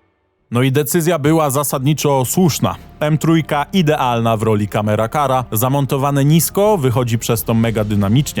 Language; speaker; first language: Polish; native; Polish